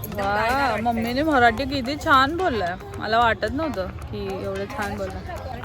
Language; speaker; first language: Marathi; non-native, local second language; Hindi